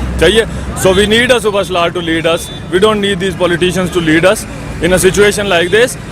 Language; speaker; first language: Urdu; non-native, local second language; Pahari-Potwari